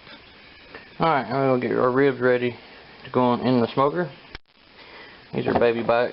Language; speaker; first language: English; native; English